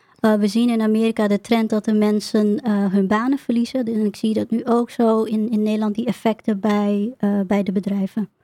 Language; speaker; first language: Dutch; early bilingual, other home language; Vietnamese